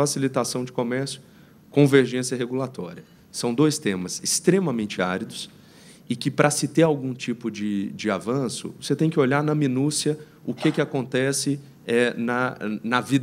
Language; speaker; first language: Portuguese; native; Portuguese